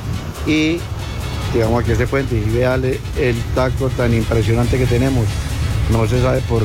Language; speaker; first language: Spanish; native; Spanish